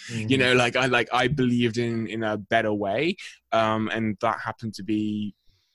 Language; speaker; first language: English; native; English